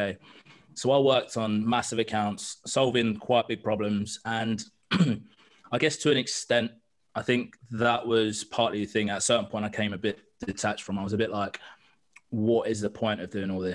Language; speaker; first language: English; native; English